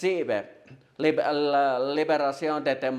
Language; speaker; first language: Spanish; non-native, learner; Finnish